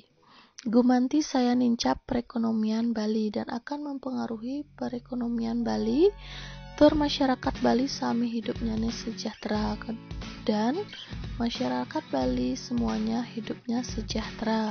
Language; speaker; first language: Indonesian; non-native, local second language; Balinese